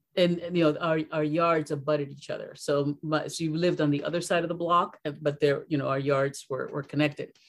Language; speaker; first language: English; early bilingual, other home language; Spanish